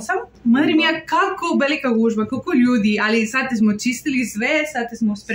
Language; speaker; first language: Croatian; non-native, learner; Spanish